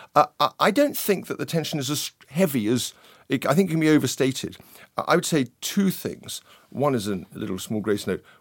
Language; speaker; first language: English; native; English